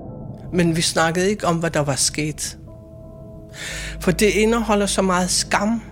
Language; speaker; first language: Swedish; non-native, fluent; Kalaallisut